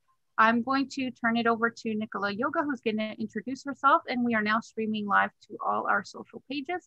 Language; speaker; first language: English; native; English